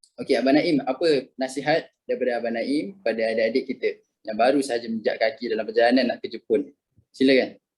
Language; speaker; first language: Malay; native; Malay